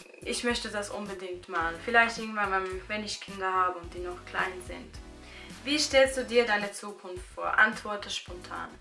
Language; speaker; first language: German; early bilingual, other home language; Albanian